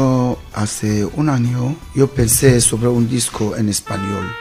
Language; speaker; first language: Spanish; non-native, learner; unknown